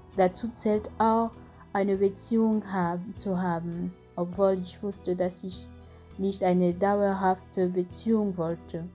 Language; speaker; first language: German; non-native, fluent; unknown